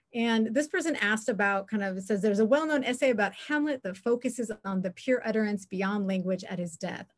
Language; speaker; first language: English; native; English